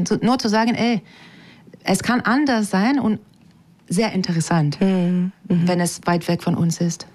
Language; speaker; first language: German; non-native, fluent; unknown